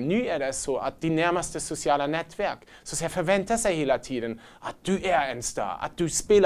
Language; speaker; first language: Swedish; non-native, fluent; German